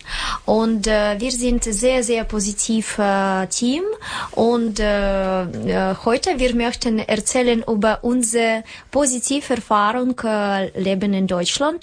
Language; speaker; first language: German; non-native, learner; Russian